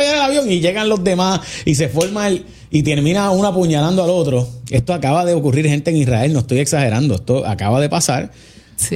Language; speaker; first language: Spanish; native; Spanish